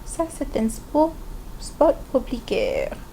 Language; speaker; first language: French; non-native, fluent; English